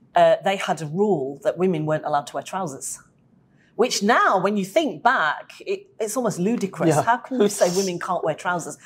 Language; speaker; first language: English; native; English